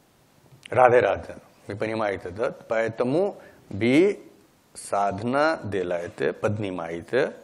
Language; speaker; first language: Russian; non-native, learner; Hindi